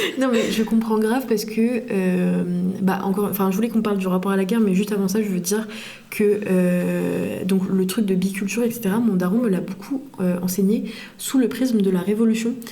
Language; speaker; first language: French; native; French